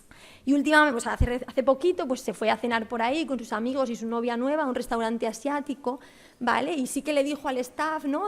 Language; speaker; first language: Spanish; native; Spanish